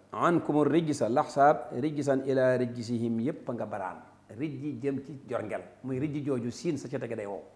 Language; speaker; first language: Wolof; native; Wolof